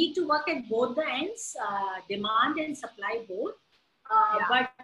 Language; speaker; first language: English; non-native, local second language; Hindi